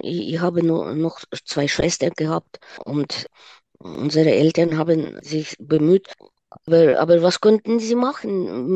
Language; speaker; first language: German; non-native, fluent; Ukrainian